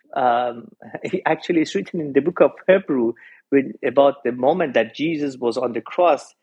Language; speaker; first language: English; non-native, fluent; Persian